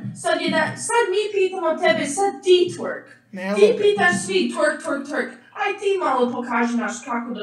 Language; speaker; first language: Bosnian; early bilingual, heritage; English